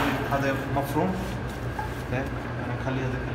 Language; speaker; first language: Arabic; non-native, learner; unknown